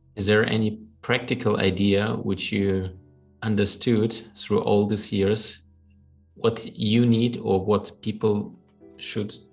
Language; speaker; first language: English; non-native, fluent; German